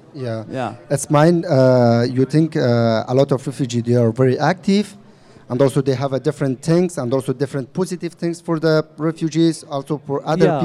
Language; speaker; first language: English; non-native, learner; Persian